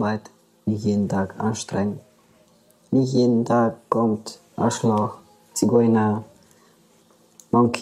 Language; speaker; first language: German; non-native, learner; Romanian